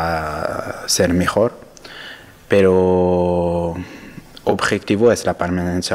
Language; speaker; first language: Spanish; non-native, learner; French